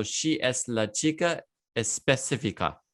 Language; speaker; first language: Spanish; non-native, fluent; English